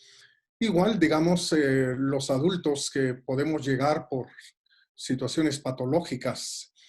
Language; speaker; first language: Spanish; native; Spanish